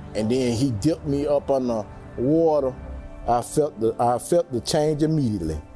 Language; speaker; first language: English; native; English